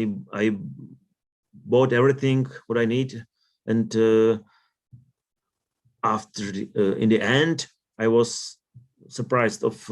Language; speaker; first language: English; non-native, learner; Czech